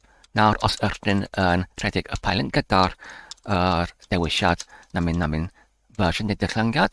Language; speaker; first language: Welsh; non-native, learner; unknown